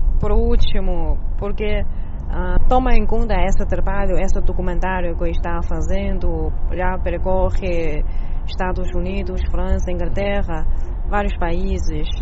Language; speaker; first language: Portuguese; non-native, learner; Chinese